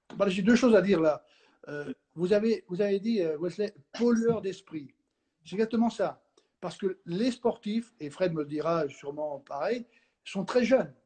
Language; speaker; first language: French; non-native, fluent; Spanish